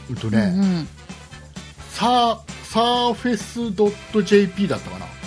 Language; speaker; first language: Japanese; native; Japanese